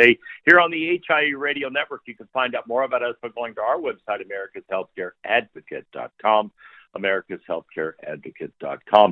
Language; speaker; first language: English; native; English